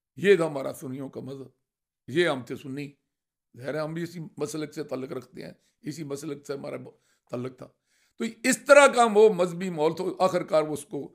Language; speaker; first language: Urdu; non-native, local second language; Punjabi